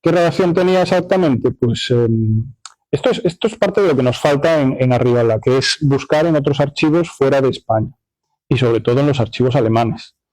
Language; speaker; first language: Spanish; non-native, local second language; Galician